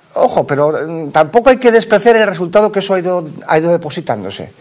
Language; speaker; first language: Spanish; native; Spanish